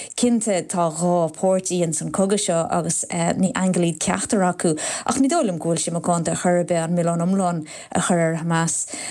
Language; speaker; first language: Irish; non-native, local second language; English